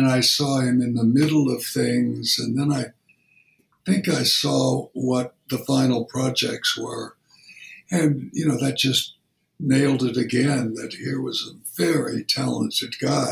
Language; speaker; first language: English; native; English